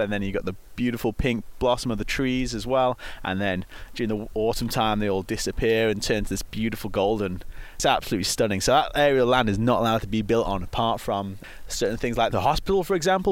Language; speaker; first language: English; native; English